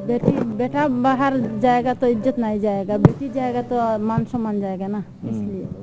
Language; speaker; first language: Hindi; non-native, local second language; Assamese